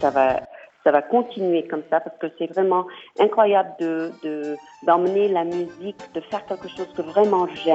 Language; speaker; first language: French; non-native, fluent; Kabuverdianu